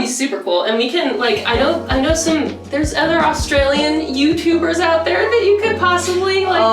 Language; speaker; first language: English; native; English